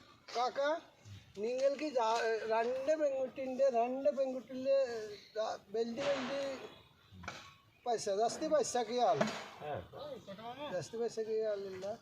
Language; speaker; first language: Malayalam; non-native, learner; Bangla